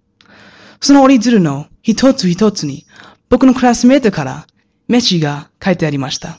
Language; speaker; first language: Japanese; non-native, learner; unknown